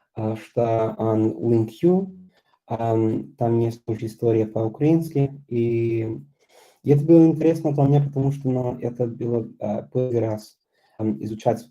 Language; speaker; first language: Russian; non-native, fluent; English